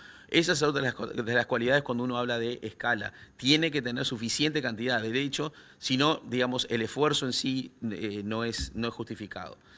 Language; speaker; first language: Spanish; native; Spanish